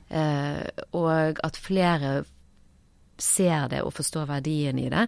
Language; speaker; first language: Norwegian; native; Norwegian